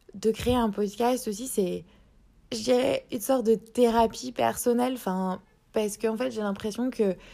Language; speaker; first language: French; native; French